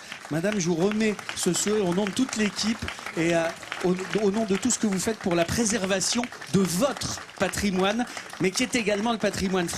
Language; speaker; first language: French; native; French